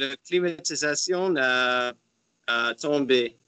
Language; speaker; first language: French; non-native, learner; English